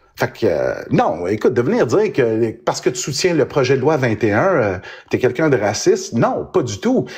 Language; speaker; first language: French; early bilingual, other home language; Arabic